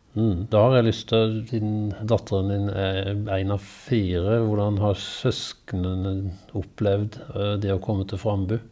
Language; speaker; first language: Norwegian; native; Norwegian